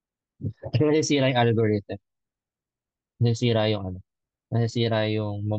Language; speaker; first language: Filipino; native; Filipino